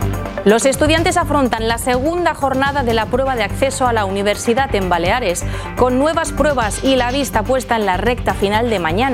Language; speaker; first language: Spanish; native; Spanish